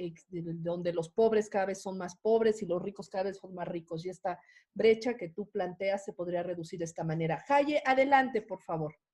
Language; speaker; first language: Spanish; native; Spanish